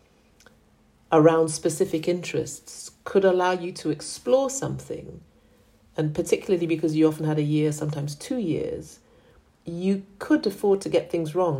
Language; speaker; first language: English; native; English